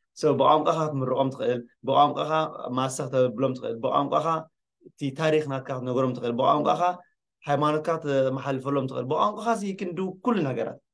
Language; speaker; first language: Tigrinya; native; Tigrinya